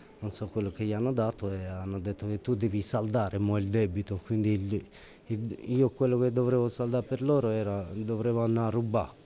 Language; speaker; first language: Italian; early bilingual, other home language; Albanian